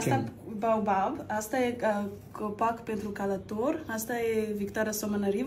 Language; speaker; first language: Romanian; non-native, learner; Malagasy